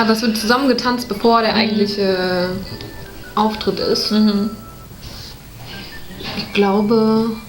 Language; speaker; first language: German; native; German